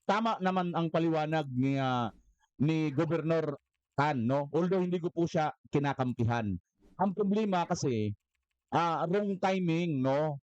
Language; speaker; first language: Filipino; non-native, local second language; Waray